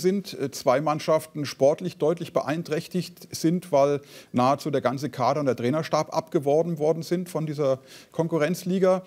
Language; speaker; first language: German; native; German